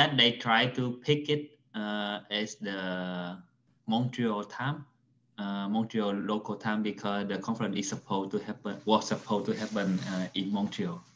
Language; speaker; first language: English; non-native, fluent; Vietnamese